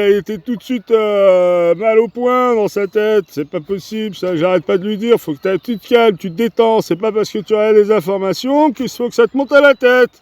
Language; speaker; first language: French; native; French